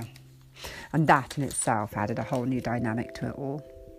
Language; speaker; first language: English; native; English